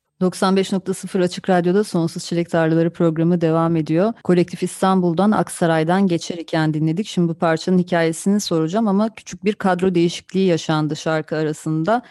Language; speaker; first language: Turkish; native; Turkish